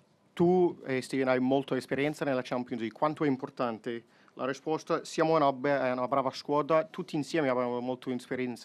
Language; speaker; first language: Italian; non-native, fluent; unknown